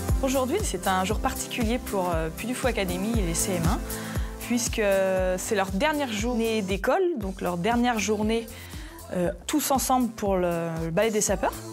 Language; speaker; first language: French; native; French